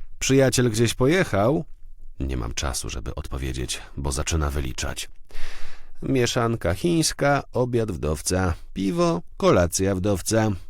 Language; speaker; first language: Polish; native; Polish